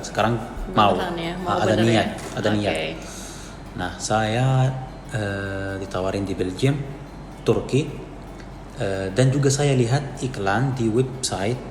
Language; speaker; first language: Indonesian; non-native, fluent; Arabic